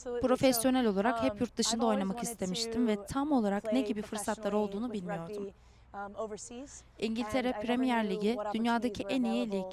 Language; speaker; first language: Turkish; non-native, learner; English